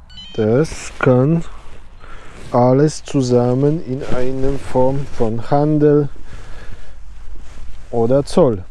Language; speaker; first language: German; non-native, learner; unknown